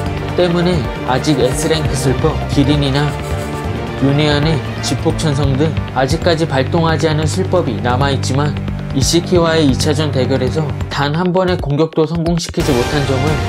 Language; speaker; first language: Korean; native; Korean